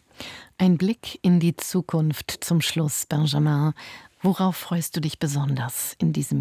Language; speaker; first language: German; native; German